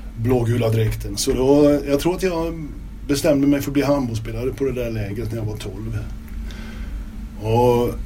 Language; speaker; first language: Swedish; native; Swedish